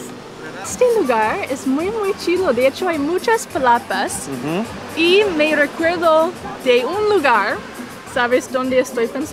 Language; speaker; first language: Spanish; non-native, fluent; English